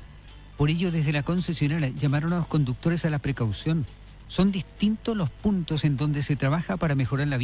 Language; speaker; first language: Spanish; native; Spanish